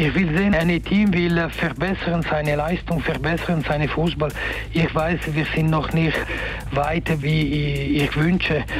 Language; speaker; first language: German; non-native, learner; Italian